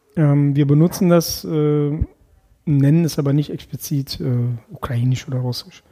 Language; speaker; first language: German; early bilingual, other home language; Russian